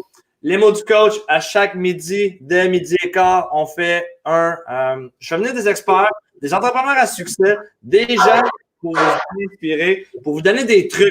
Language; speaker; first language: French; native; French